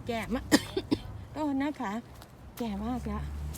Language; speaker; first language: Thai; native; Thai